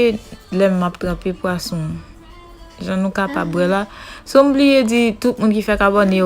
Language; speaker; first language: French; non-native, local second language; Haitian Creole